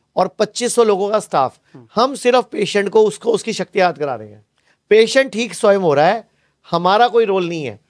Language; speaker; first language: Hindi; native; Hindi